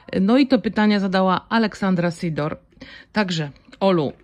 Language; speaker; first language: Polish; native; Polish